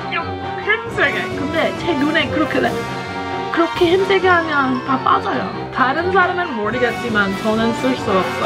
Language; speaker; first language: Korean; non-native, learner; English